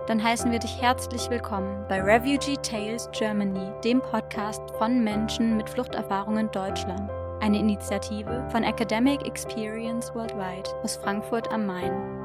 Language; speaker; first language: German; non-native, fluent; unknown